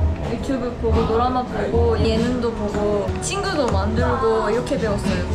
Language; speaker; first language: Korean; non-native, fluent; Japanese